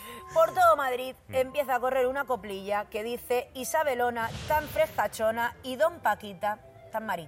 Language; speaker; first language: Spanish; native; Spanish